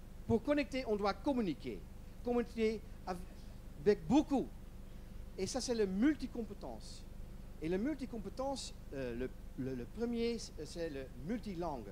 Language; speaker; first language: French; non-native, learner; Dutch